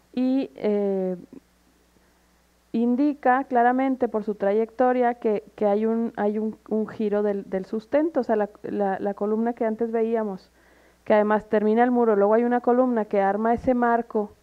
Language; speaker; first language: Spanish; native; Spanish